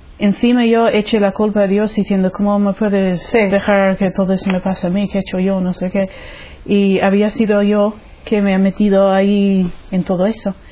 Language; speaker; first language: Spanish; non-native, fluent; English